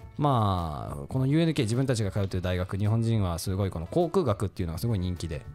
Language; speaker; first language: Japanese; native; Japanese